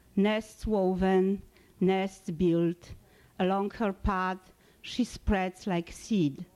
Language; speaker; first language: English; non-native, fluent; Polish